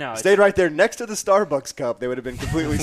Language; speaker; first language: English; native; English